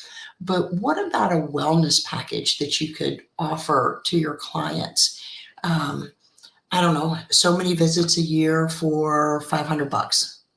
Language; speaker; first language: English; native; English